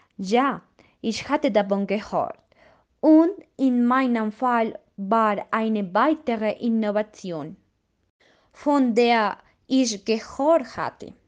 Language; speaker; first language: German; non-native, learner; Spanish